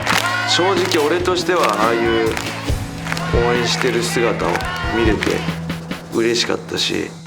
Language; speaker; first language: Japanese; native; Japanese